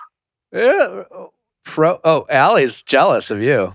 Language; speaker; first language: English; native; English